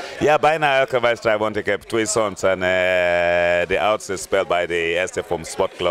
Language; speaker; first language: Dutch; non-native, fluent; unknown